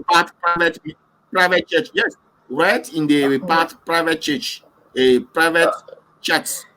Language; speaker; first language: English; non-native, learner; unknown